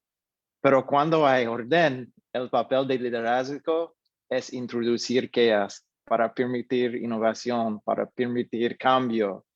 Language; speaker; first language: Spanish; non-native, fluent; English